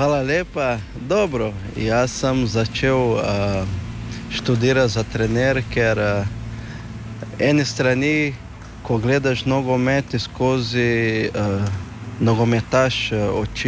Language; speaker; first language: Slovenian; non-native, learner; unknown